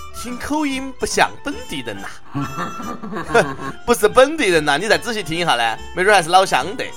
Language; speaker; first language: Chinese; native; Chinese